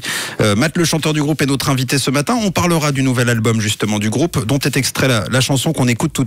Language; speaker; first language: French; native; French